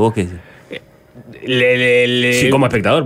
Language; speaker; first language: Spanish; native; Spanish